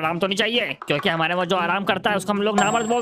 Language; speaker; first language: Hindi; native; Hindi